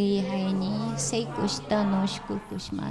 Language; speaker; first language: Japanese; non-native, fluent; Korean